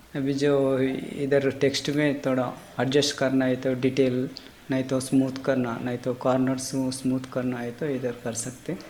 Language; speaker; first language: Hindi; non-native, local second language; Telugu